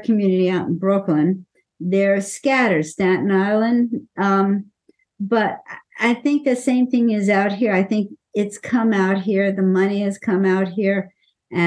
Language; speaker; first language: English; native; English